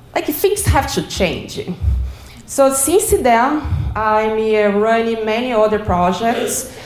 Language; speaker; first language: English; non-native, learner; Portuguese